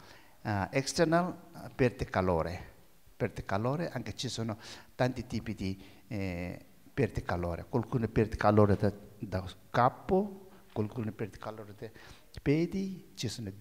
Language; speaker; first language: Italian; non-native, learner; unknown